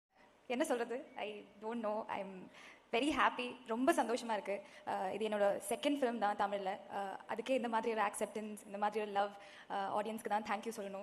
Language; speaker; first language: Tamil; non-native, fluent; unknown